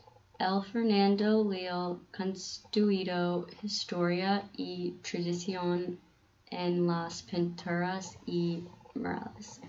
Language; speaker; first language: Spanish; non-native, learner; English